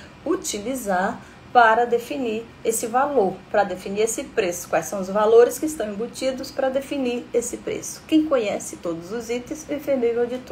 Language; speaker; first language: Portuguese; native; Portuguese